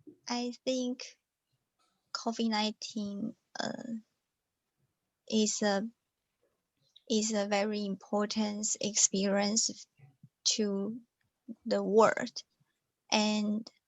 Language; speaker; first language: English; non-native, learner; Chinese